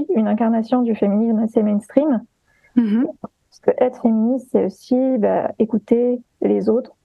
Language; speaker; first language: French; native; French